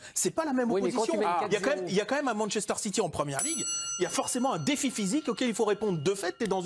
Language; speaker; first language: French; native; French